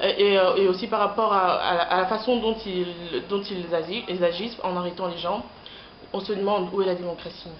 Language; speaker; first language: French; non-native, local second language; Lingala